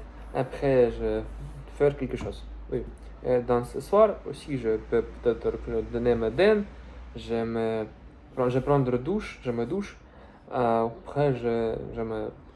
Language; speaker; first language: French; non-native, learner; Russian